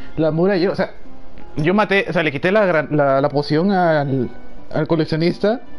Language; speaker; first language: Spanish; native; Spanish